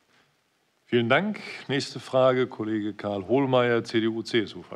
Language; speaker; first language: German; native; German